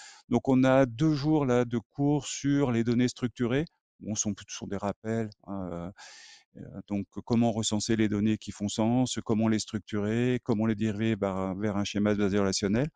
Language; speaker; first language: French; native; French